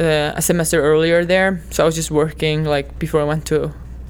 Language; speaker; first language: English; non-native, fluent; Icelandic